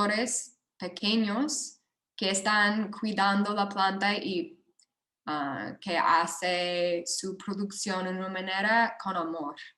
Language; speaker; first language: Spanish; non-native, fluent; English